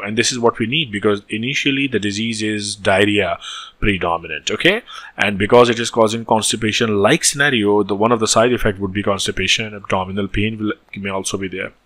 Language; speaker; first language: English; non-native, local second language; Hindi